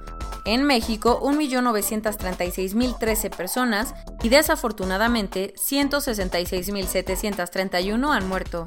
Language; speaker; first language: Spanish; native; Spanish